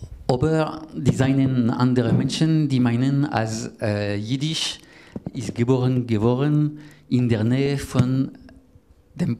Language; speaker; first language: German; non-native, learner; French